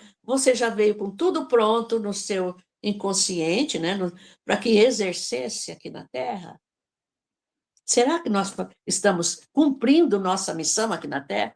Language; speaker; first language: Portuguese; native; Portuguese